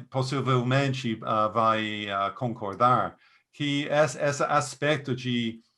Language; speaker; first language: Portuguese; non-native, fluent; English